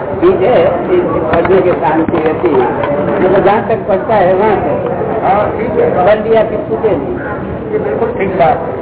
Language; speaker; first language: Hindi; non-native, local second language; Gujarati